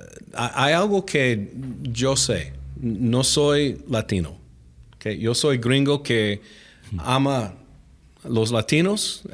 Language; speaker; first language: Spanish; non-native, fluent; English